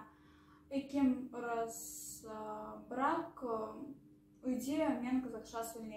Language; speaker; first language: Kazakh; non-native, local second language; Russian